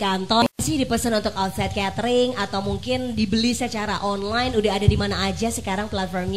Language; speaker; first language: Indonesian; native; Indonesian